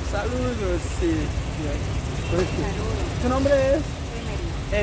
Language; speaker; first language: Spanish; non-native, learner; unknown